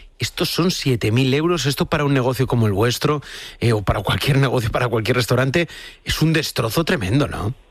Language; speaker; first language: Spanish; native; Spanish